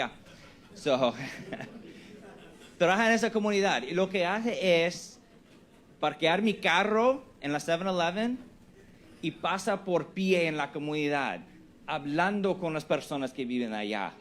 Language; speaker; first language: Spanish; non-native, fluent; English